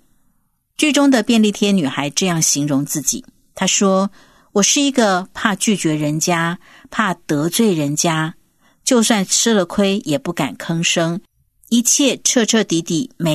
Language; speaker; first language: Chinese; native; Chinese